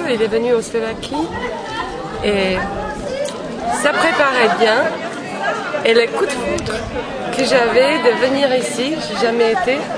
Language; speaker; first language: French; non-native, fluent; Slovak